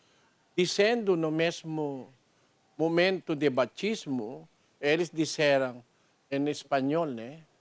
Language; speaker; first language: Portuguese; non-native, learner; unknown